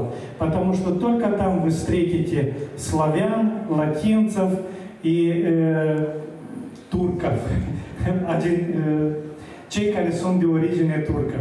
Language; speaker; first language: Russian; non-native, local second language; Romanian